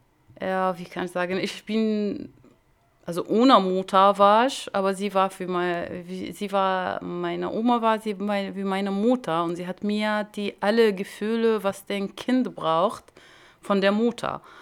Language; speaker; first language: German; non-native, learner; Arabic